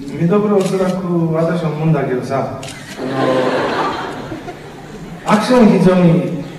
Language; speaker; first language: Japanese; non-native, fluent; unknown